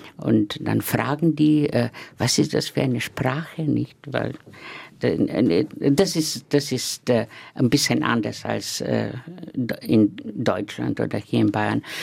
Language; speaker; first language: German; non-native, fluent; Slovenian